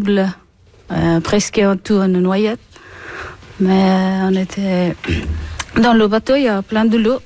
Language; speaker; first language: French; non-native, learner; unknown